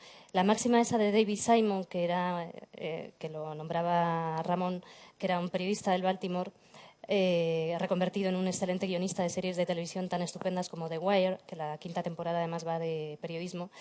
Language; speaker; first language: Spanish; native; Spanish